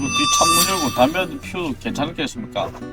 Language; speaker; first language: Korean; native; Korean